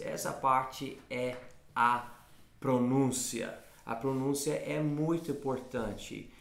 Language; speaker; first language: Portuguese; non-native, fluent; English